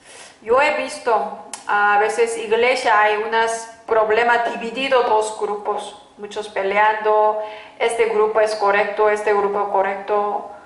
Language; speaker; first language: Spanish; non-native, fluent; Korean